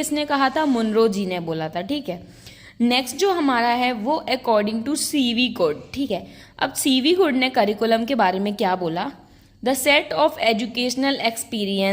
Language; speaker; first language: Hindi; native; Hindi